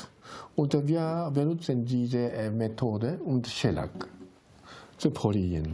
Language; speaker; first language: German; non-native, learner; Japanese